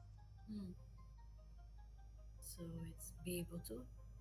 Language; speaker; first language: English; non-native, learner; Portuguese